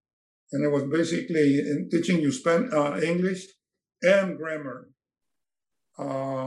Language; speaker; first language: English; non-native, fluent; Spanish